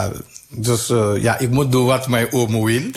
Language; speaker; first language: Dutch; non-native, learner; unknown